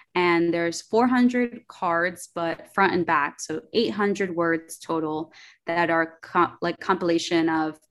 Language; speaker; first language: English; early bilingual, other home language; Spanish